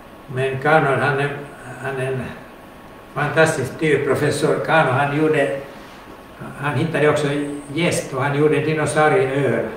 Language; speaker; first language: Swedish; non-native, local second language; Finnish